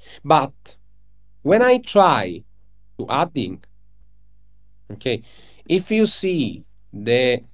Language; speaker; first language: English; non-native, learner; Italian